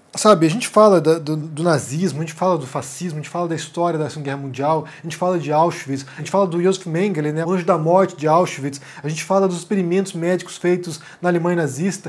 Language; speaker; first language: Portuguese; native; Portuguese